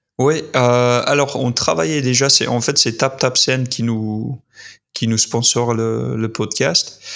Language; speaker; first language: French; non-native, fluent; English